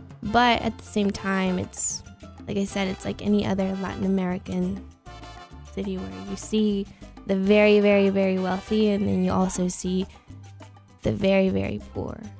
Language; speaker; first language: English; early bilingual, other home language; Spanish